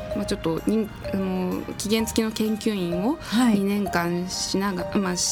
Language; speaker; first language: Japanese; native; Japanese